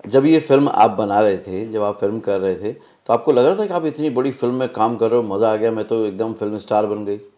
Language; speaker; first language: Hindi; native; Hindi